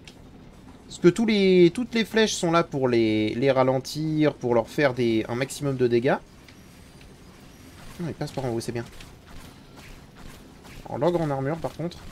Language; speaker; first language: French; native; French